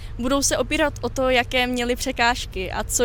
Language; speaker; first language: Czech; native; Czech